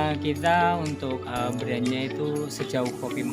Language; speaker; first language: Indonesian; native; Indonesian